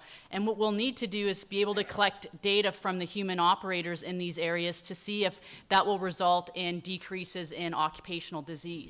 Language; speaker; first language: English; native; English